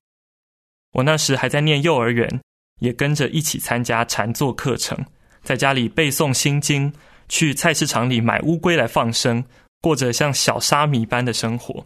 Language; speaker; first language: Chinese; native; Chinese